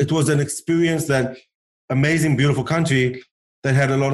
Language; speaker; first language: English; early bilingual, other home language; Hebrew